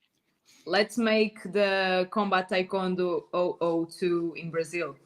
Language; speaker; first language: English; non-native, learner; Portuguese